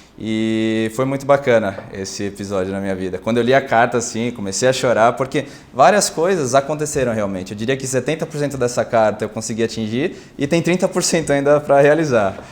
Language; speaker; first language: Portuguese; native; Portuguese